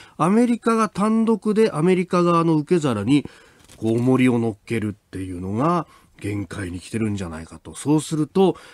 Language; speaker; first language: Japanese; native; Japanese